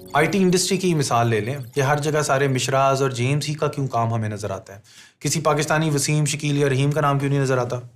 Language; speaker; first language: Urdu; native; Urdu